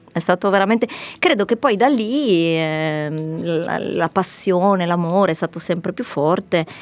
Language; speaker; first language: Italian; native; Italian